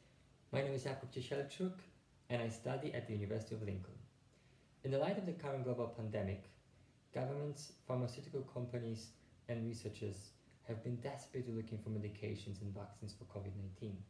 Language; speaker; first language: English; non-native, fluent; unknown